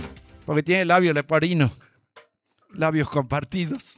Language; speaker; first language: Spanish; native; Spanish